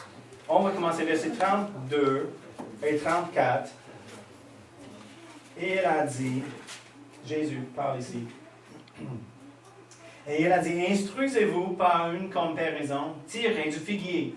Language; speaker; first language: French; non-native, fluent; English